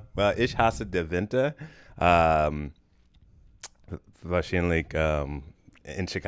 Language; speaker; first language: German; non-native, learner; English